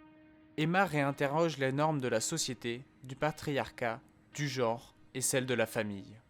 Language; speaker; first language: French; native; French